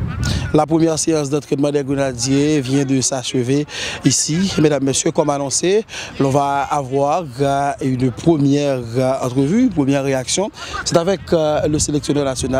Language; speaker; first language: French; non-native, local second language; Haitian Creole